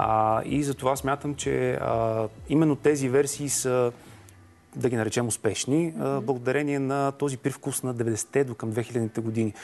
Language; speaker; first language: Bulgarian; native; Bulgarian